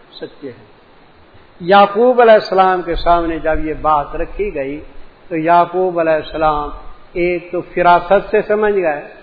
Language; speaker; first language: Urdu; native; Urdu